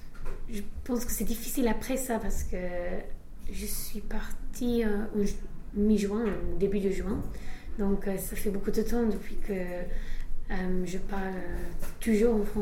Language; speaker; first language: French; non-native, fluent; English